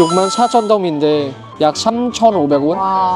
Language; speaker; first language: Korean; non-native, learner; Vietnamese